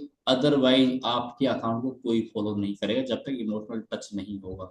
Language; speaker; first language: Hindi; native; Hindi